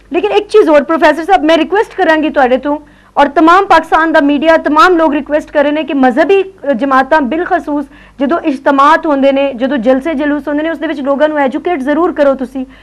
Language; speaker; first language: Urdu; non-native, local second language; Punjabi